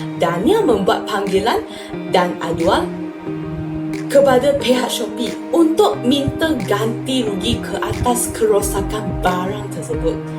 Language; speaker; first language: Malay; non-native, local second language; Chinese